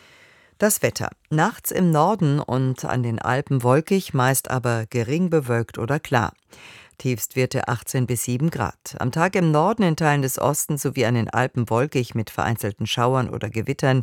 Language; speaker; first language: German; native; German